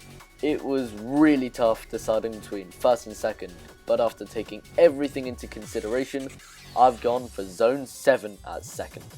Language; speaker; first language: English; native; English